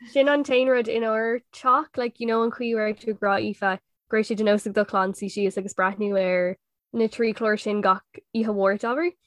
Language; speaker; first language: Irish; non-native, local second language; English